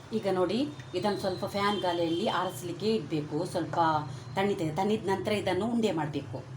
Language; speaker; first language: Kannada; non-native, local second language; Tulu